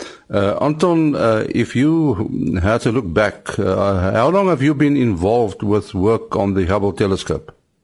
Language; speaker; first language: English; non-native, local second language; Afrikaans